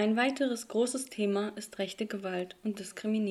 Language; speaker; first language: German; native; German